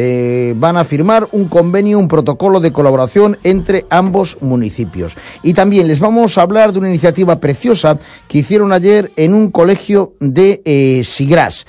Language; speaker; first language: Spanish; native; Spanish